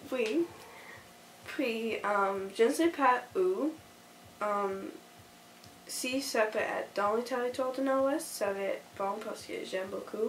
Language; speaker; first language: French; non-native, local second language; English